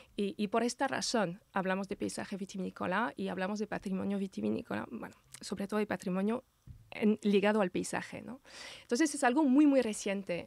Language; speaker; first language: Spanish; non-native, fluent; French